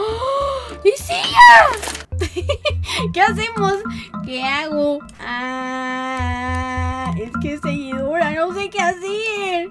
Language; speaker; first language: Spanish; native; Spanish